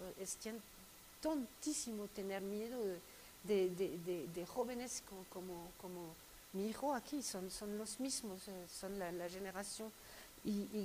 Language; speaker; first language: Spanish; non-native, fluent; French